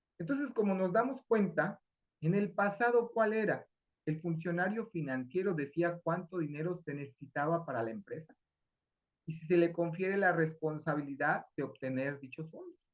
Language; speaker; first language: Spanish; native; Spanish